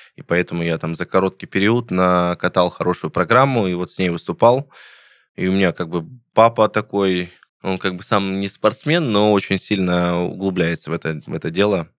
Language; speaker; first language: Russian; native; Russian